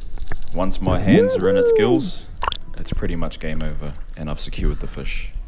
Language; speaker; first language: English; native; English